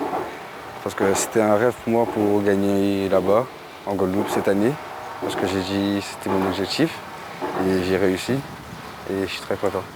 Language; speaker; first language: French; non-native, fluent; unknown